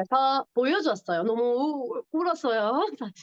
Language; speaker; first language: Korean; non-native, learner; English